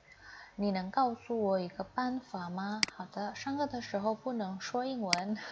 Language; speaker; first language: Chinese; non-native, fluent; Indonesian